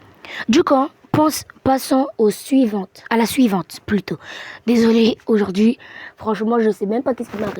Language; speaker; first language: French; native; French